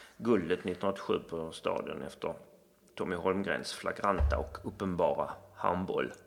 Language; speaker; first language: Swedish; native; Swedish